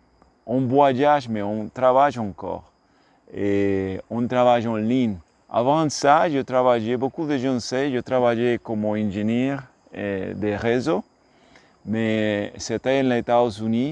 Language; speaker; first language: French; non-native, learner; English